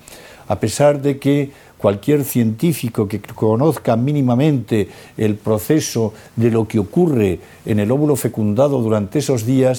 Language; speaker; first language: Spanish; native; Spanish